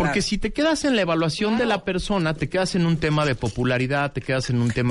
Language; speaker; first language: Spanish; native; Spanish